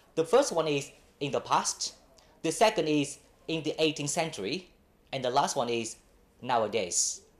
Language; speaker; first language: English; non-native, fluent; Vietnamese